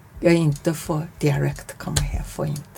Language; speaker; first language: Swedish; non-native, learner; Chinese